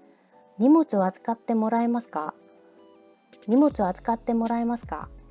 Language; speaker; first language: Japanese; non-native, fluent; Korean